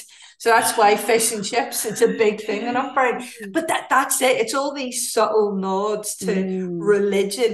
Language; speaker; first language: English; native; English